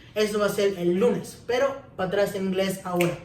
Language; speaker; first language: Spanish; early bilingual, other home language; English